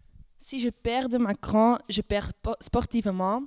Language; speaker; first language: French; non-native, local second language; Dutch